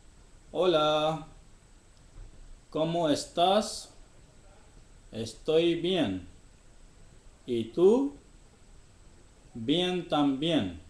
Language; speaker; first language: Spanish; non-native, learner; Urdu